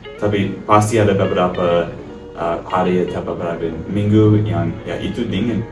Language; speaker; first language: Indonesian; non-native, learner; English